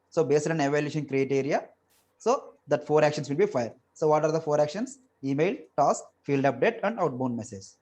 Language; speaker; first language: English; non-native, local second language; Telugu